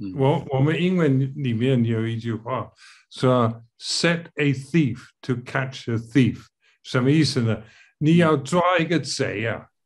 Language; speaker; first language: Chinese; non-native, fluent; English